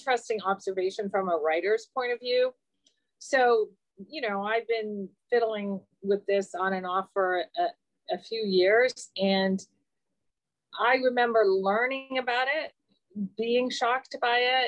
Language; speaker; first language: English; native; English